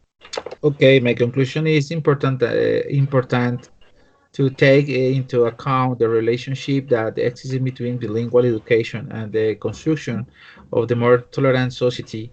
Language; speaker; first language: English; non-native, learner; Spanish